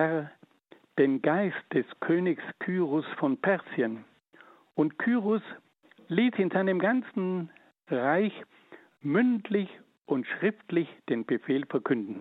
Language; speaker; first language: German; native; German